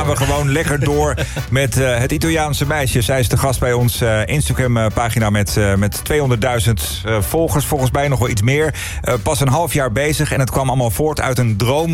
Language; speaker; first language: Dutch; native; Dutch